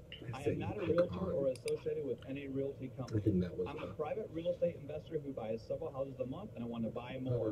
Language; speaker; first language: English; native; English